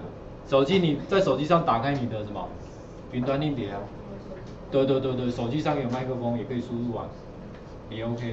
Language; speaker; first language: Chinese; native; Chinese